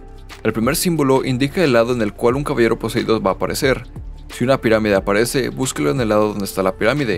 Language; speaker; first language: Spanish; native; Spanish